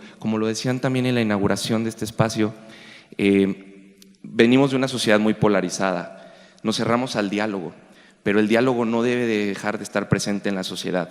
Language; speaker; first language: Spanish; native; Spanish